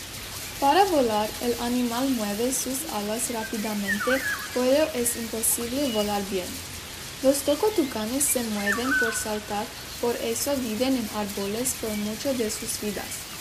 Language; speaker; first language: Spanish; non-native, learner; English